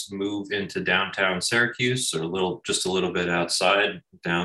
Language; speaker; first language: English; native; English